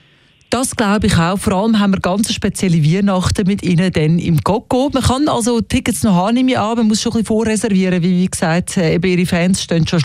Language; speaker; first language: German; native; German